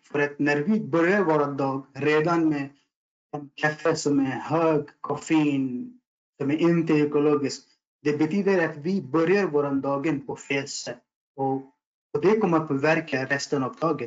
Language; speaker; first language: Swedish; non-native, fluent; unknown